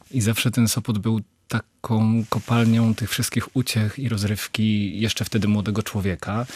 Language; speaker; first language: Polish; native; Polish